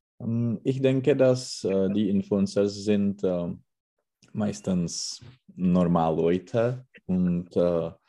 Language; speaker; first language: German; non-native, learner; Czech